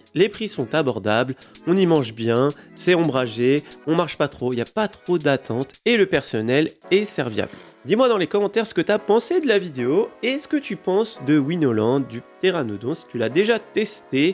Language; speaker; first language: French; native; French